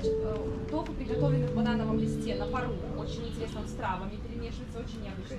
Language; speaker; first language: Russian; native; Russian